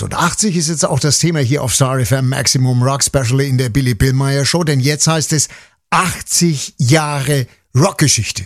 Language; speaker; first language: German; native; German